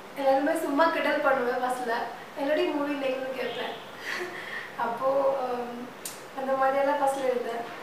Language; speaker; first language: Tamil; non-native, learner; Malayalam